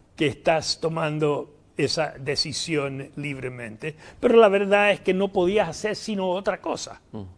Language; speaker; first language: Spanish; early bilingual, heritage; Spanish